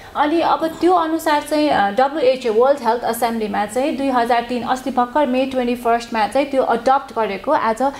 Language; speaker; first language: Nepali; native; Nepali